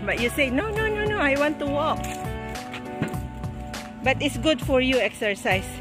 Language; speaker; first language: English; non-native, learner; Filipino